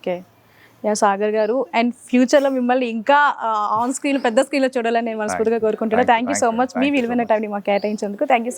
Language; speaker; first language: Telugu; native; Telugu